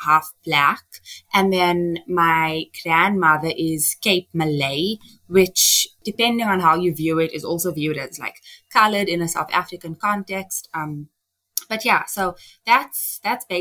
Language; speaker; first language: English; native; English